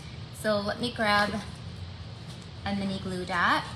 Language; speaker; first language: English; native; English